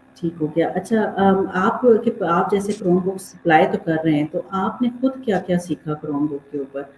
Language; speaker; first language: Urdu; native; Urdu